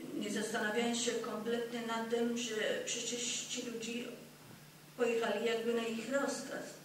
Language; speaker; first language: Polish; non-native, fluent; Persian